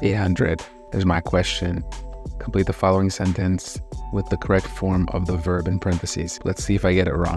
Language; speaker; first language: English; native; English